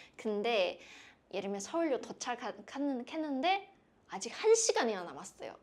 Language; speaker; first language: Korean; non-native, fluent; Chinese